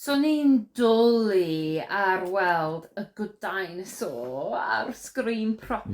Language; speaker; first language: Welsh; non-native, learner; English